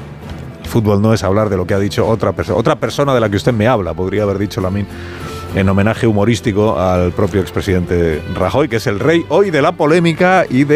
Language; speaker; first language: Spanish; native; Spanish